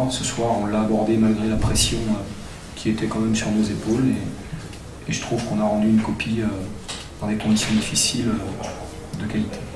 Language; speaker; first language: French; native; French